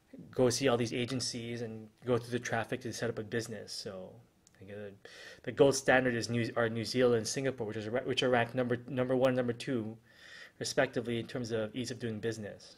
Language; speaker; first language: English; non-native, local second language; Filipino